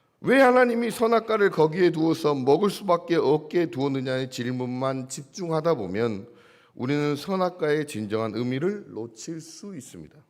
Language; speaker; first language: Korean; native; Korean